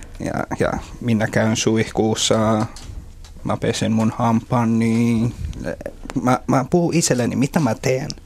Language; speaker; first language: Finnish; non-native, learner; Filipino